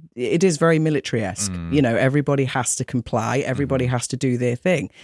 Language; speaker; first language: English; native; English